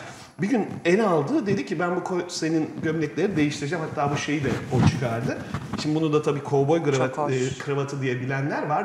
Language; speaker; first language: Turkish; native; Turkish